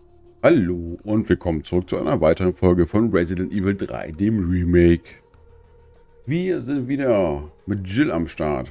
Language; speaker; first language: German; native; German